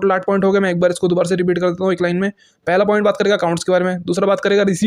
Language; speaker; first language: Hindi; native; Hindi